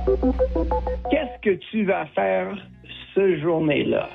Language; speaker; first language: French; non-native, learner; English